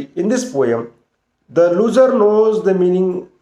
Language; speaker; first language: English; non-native, local second language; Marathi